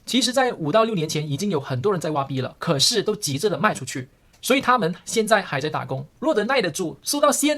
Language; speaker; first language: Chinese; early bilingual, heritage; Chinese